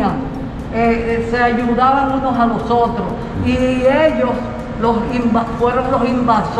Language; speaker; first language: Spanish; native; Spanish